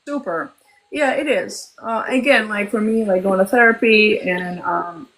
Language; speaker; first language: English; early bilingual, other home language; Albanian